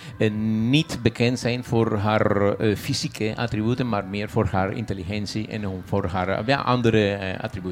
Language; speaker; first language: Dutch; non-native, fluent; Spanish